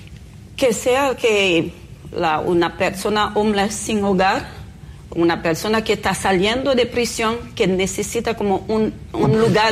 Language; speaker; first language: Spanish; non-native, fluent; Haitian Creole